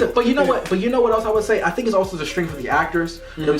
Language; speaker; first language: English; native; English